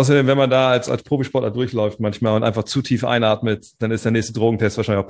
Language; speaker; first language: German; native; German